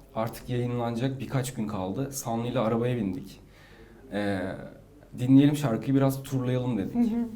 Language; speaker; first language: Turkish; native; Turkish